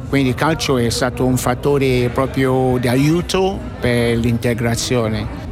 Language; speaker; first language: Italian; non-native, fluent; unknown